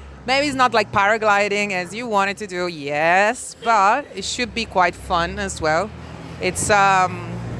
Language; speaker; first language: English; non-native, fluent; Italian